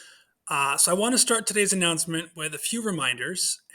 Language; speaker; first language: English; native; English